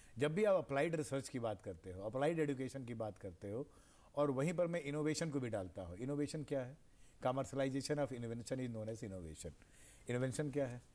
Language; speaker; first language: Hindi; native; Hindi